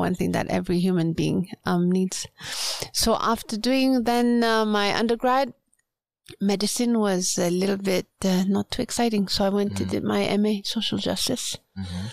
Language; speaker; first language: English; non-native, local second language; Swahili